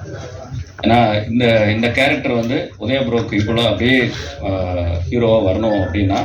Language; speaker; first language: Tamil; native; Tamil